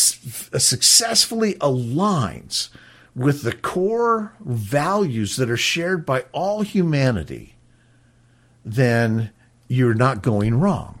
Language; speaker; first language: English; native; English